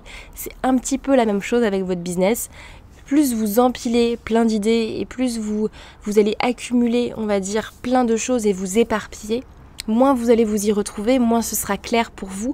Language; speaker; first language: French; native; French